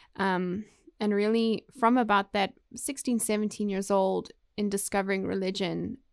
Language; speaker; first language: English; native; English